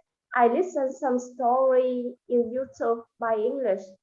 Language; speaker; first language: English; non-native, learner; Vietnamese